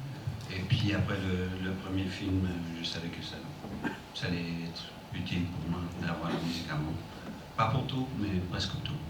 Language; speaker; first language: French; non-native, fluent; English